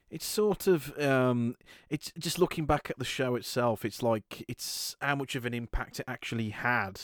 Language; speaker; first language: English; native; English